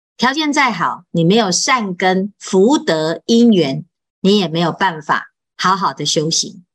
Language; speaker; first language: Chinese; native; Chinese